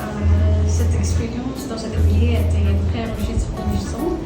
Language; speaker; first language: French; non-native, learner; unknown